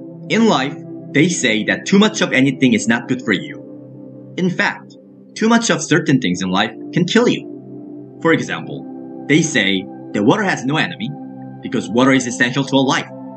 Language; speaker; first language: English; non-native, fluent; Korean